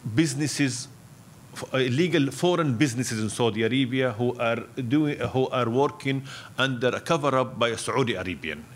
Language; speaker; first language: English; non-native, fluent; Arabic